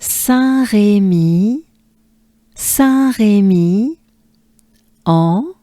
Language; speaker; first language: French; native; French